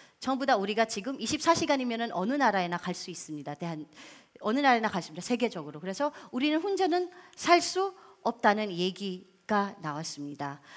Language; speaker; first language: Korean; non-native, fluent; Filipino